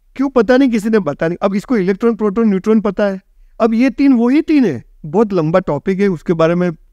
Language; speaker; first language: Hindi; non-native, local second language; Gujarati